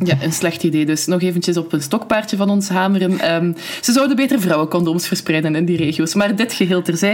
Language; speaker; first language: Dutch; native; Dutch